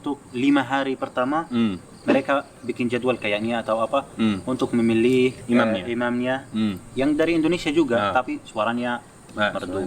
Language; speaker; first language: Indonesian; non-native, fluent; Arabic